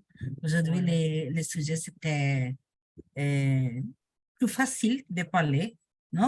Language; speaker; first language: French; non-native, learner; Portuguese